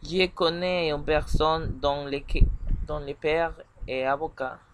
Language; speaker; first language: French; non-native, learner; Spanish